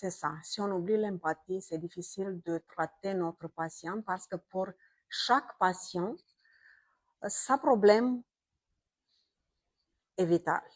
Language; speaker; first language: French; non-native, fluent; Romanian